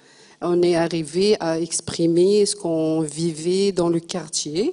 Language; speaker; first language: French; non-native, fluent; Arabic